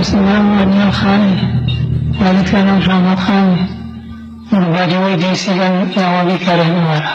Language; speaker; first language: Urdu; non-native, local second language; Pashto